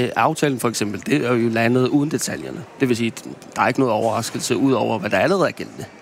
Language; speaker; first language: Danish; non-native, local second language; Kalaallisut